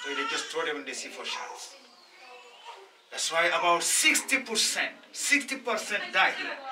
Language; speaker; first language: English; non-native, learner; Wolof